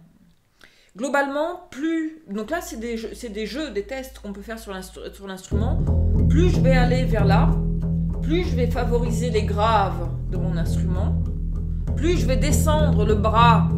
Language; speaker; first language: French; native; French